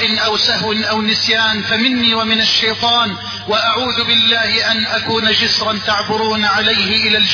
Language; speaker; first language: Arabic; native; Arabic